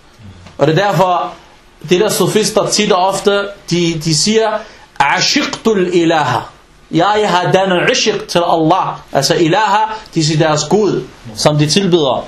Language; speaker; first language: Danish; non-native, fluent; Arabic